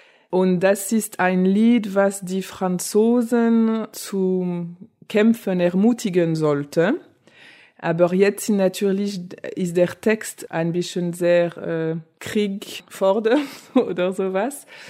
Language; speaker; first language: German; non-native, fluent; French